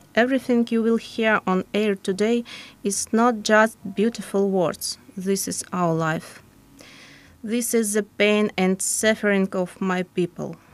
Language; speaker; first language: English; non-native, fluent; Ukrainian